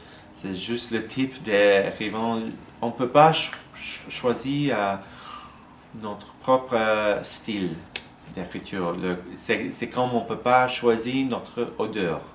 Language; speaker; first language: French; non-native, learner; English